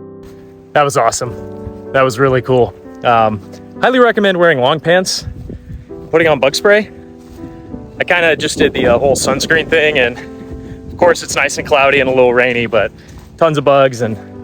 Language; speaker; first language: English; native; English